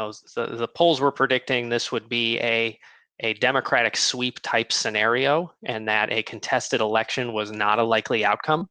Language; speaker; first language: English; native; English